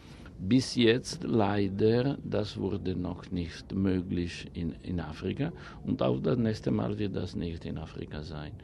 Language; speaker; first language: German; non-native, fluent; Italian